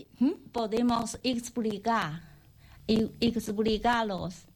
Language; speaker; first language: Spanish; non-native, learner; Chinese